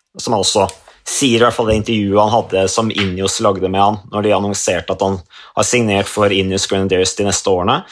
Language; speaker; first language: Norwegian; native; Norwegian